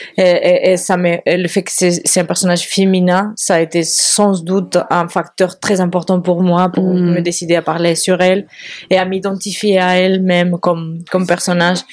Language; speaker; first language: French; non-native, fluent; Spanish